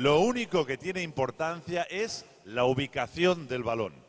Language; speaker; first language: Spanish; native; Spanish